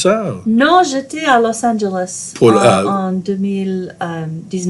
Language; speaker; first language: French; non-native, fluent; English